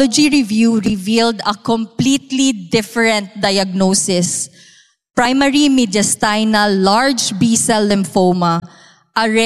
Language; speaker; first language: English; non-native, local second language; Cebuano